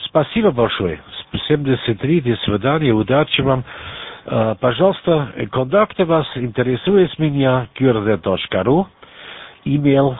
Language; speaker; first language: Russian; non-native, learner; German